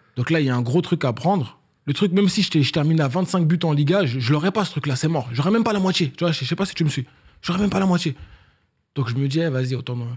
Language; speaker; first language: French; native; French